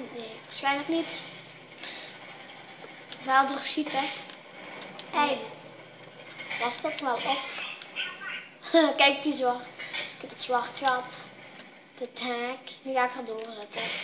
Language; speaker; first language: Dutch; native; Dutch